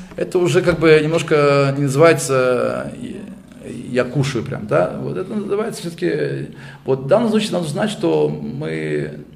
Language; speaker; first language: Russian; early bilingual, heritage; Russian